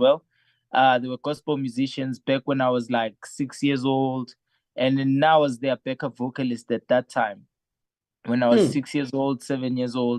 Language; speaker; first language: English; non-native, local second language; Southern Sotho